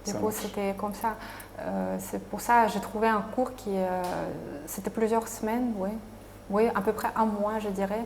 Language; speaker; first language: French; non-native, fluent; Russian